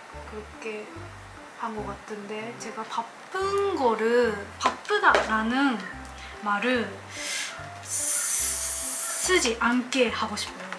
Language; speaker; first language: Korean; non-native, learner; Japanese